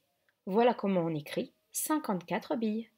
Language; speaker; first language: French; native; French